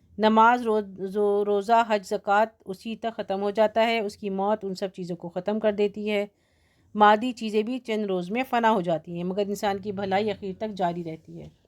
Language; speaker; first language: Urdu; native; Urdu